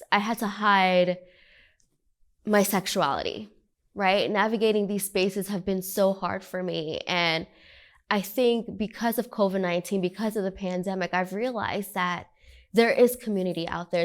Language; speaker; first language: English; early bilingual, other home language; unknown